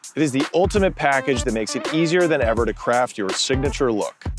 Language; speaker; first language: English; native; English